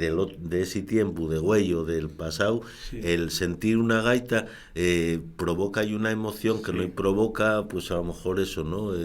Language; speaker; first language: Spanish; native; Spanish